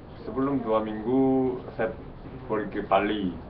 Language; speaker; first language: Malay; non-native, learner; Korean